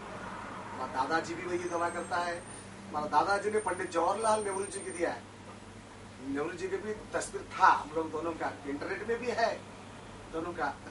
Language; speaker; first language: Hindi; non-native, local second language; Telugu